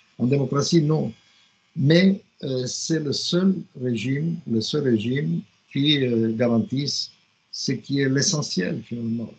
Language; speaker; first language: French; non-native, fluent; Romanian